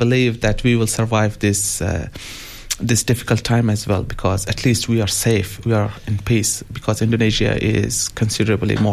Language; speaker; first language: English; non-native, local second language; Hazaragi